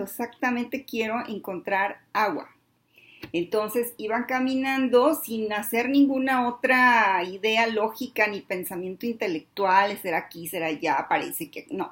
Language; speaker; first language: Spanish; native; Spanish